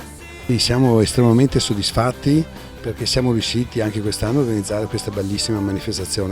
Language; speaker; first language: Italian; native; Italian